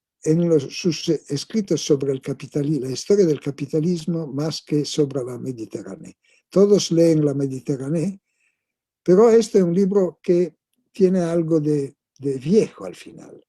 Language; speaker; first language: Spanish; non-native, fluent; Italian